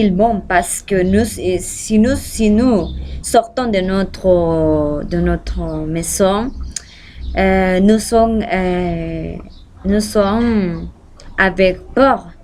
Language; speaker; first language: French; non-native, learner; Spanish